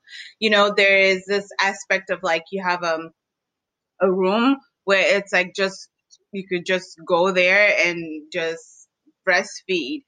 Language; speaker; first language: English; native; English